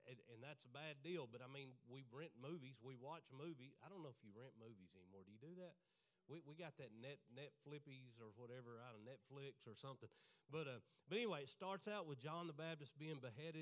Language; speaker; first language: English; native; English